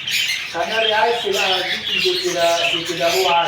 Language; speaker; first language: Arabic; non-native, learner; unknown